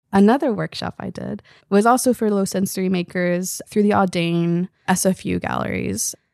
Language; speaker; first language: English; native; English